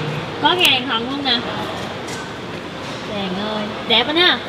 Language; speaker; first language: Vietnamese; native; Vietnamese